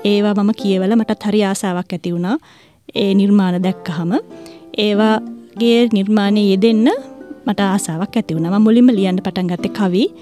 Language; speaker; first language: Sinhala; early bilingual, other home language; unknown